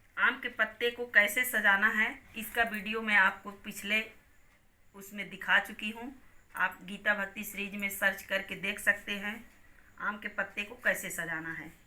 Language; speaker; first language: Hindi; native; Hindi